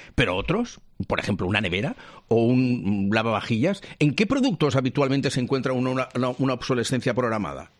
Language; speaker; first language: Spanish; native; Spanish